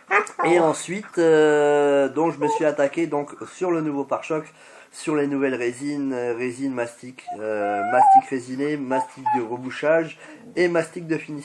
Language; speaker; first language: French; native; French